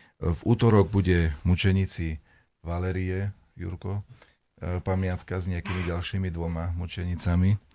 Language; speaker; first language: Slovak; native; Slovak